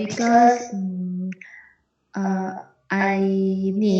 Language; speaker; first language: English; non-native, learner; Indonesian